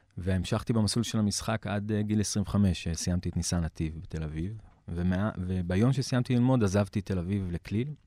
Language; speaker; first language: Hebrew; early bilingual, other home language; English